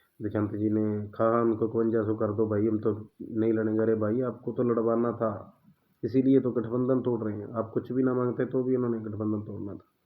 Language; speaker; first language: Hindi; non-native, local second language; Punjabi